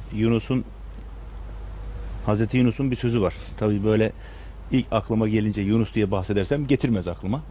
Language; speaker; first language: Turkish; native; Turkish